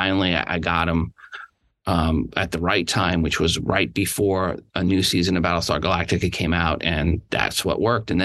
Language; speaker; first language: English; native; English